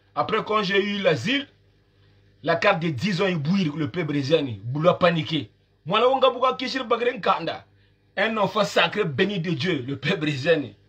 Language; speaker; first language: French; non-native, local second language; Lingala